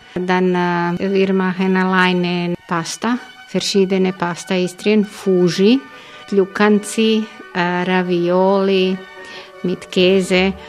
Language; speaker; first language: German; non-native, learner; Croatian